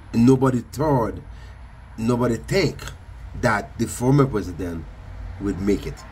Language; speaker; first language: English; non-native, fluent; Haitian Creole